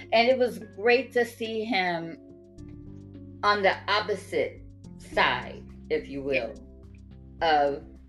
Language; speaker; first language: English; native; English